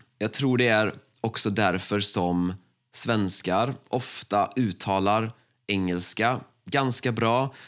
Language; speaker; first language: Swedish; native; Swedish